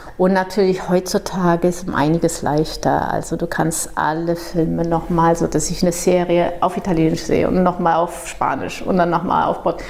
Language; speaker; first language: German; non-native, fluent; Portuguese